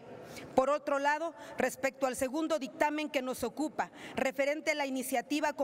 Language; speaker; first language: Spanish; native; Spanish